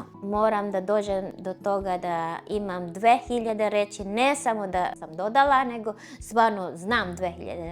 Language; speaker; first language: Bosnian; non-native, fluent; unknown